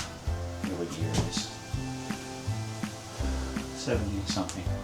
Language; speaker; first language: English; native; English